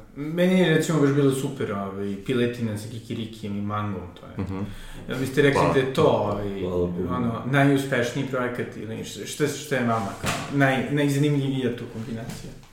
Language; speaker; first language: Serbian; native; Serbian